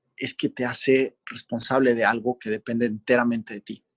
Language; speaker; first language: Spanish; native; Spanish